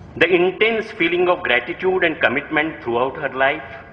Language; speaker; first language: English; non-native, local second language; Marathi